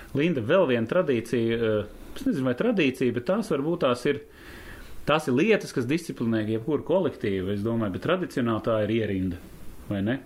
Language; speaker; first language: Latvian; native; Latvian